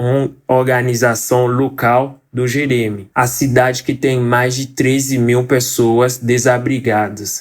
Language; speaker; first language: Portuguese; non-native, fluent; Haitian Creole